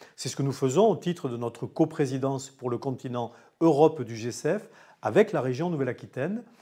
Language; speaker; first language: French; native; French